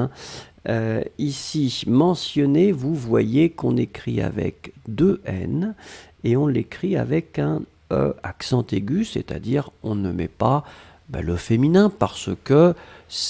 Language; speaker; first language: French; native; French